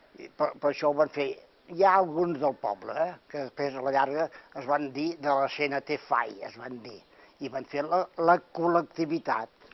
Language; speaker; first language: Catalan; native; Catalan